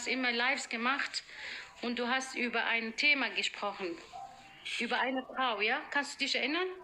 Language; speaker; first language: German; non-native, fluent; Arabic